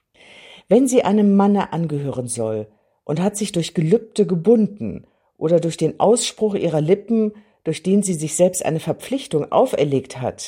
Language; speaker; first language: German; native; German